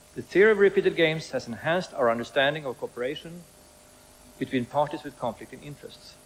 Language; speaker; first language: English; non-native, fluent; Swedish